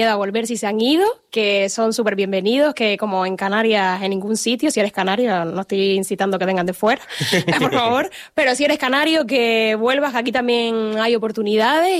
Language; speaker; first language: Spanish; native; Spanish